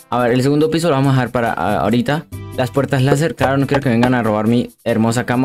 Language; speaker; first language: Spanish; native; Spanish